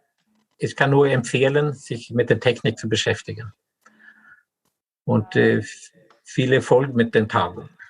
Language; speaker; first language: German; non-native, fluent; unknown